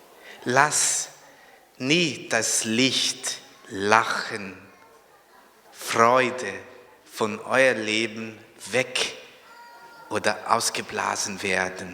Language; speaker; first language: German; non-native, fluent; Portuguese